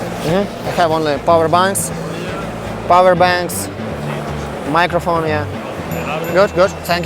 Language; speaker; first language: English; non-native, learner; Russian